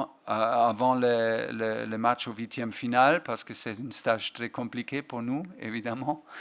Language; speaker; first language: French; non-native, fluent; German